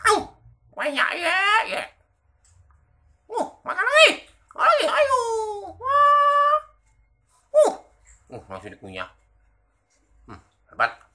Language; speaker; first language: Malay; non-native, local second language; Javanese